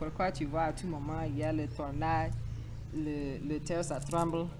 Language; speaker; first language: French; non-native, learner; English